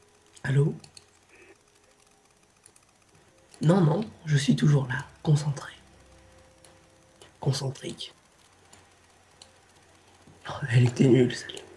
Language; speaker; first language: French; native; French